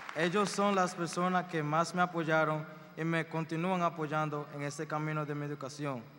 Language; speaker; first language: Spanish; early bilingual, other home language; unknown